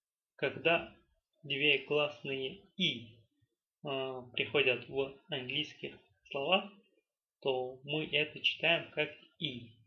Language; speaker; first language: Russian; non-native, local second language; Tajik